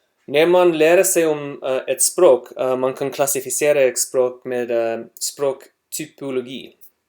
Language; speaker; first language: Swedish; non-native, learner; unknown